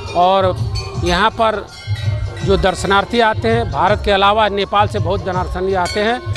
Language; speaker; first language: Hindi; native; Hindi